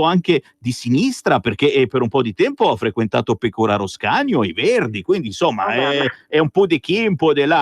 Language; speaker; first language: Italian; native; Italian